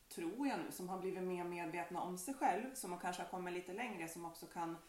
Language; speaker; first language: Swedish; native; Swedish